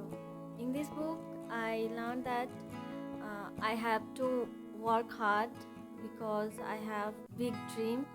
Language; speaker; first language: English; non-native, learner; Bangla